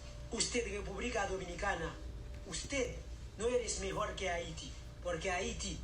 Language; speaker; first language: Spanish; non-native, learner; Haitian Creole